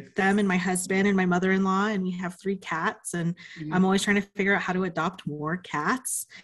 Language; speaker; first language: English; native; English